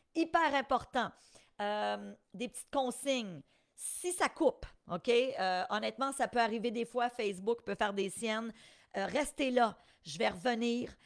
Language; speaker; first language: French; native; French